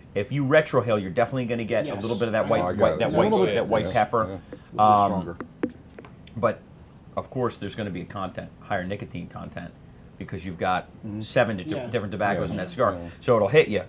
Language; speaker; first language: English; native; English